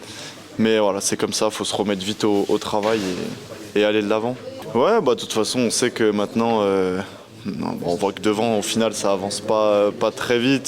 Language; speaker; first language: French; native; French